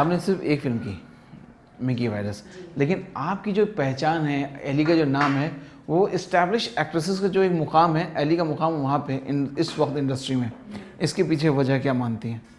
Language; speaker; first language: Hindi; native; Hindi